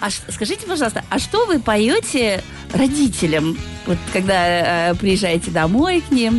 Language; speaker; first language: Russian; native; Russian